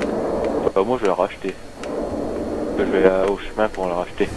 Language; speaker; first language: French; native; French